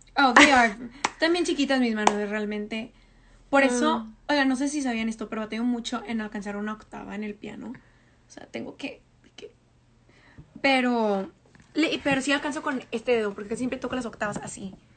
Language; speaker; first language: Spanish; early bilingual, heritage; Spanish